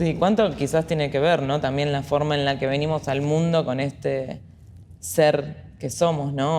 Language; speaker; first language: Spanish; native; Spanish